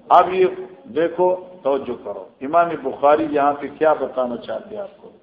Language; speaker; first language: Urdu; non-native, local second language; Northern Hindko